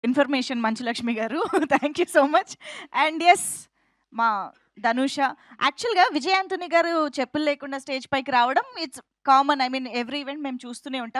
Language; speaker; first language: Telugu; native; Telugu